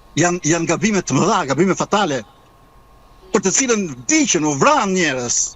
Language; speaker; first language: Albanian; native; Albanian